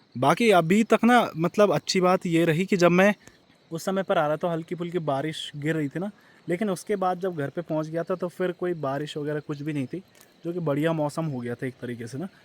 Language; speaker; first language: Hindi; native; Hindi